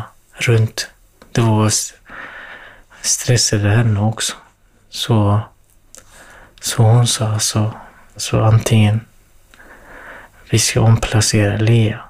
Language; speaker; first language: Swedish; non-native, learner; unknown